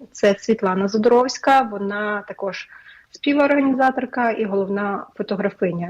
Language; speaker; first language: Ukrainian; native; Ukrainian